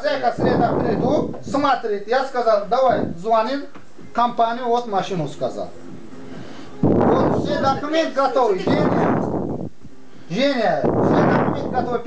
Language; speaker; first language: Russian; non-native, learner; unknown